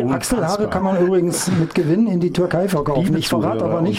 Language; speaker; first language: German; native; German